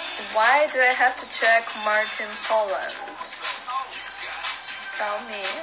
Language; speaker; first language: English; non-native, fluent; Russian